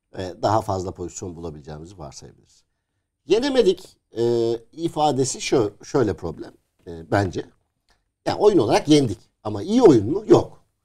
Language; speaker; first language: Turkish; native; Turkish